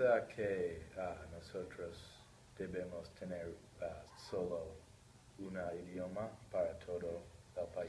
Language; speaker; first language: Spanish; non-native, learner; English